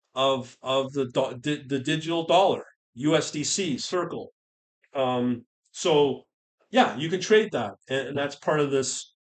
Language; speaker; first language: English; native; English